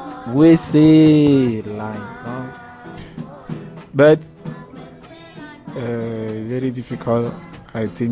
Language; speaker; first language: English; non-native, learner; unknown